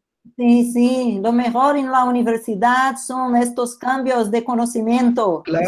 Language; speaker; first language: Spanish; non-native, learner; Portuguese